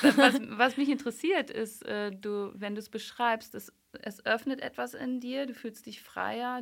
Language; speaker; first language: German; native; German